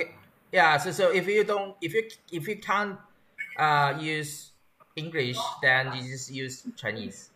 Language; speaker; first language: English; non-native, learner; Chinese